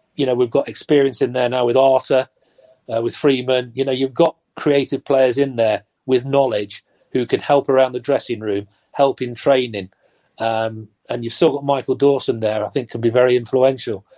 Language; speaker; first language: English; native; English